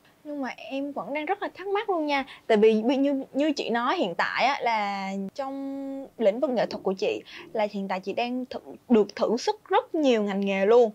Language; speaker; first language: Vietnamese; native; Vietnamese